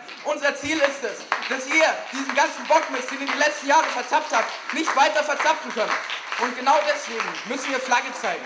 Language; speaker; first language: German; native; German